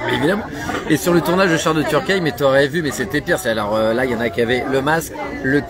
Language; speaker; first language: French; native; French